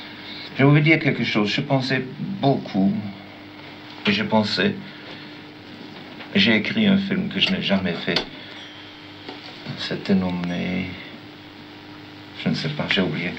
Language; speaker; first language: French; non-native, learner; German